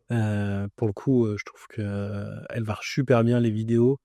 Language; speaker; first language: French; native; French